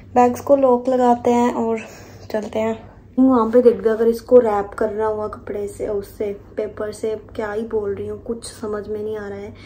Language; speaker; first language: Hindi; non-native, local second language; Punjabi